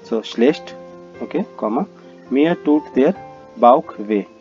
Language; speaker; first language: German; non-native, fluent; Hindi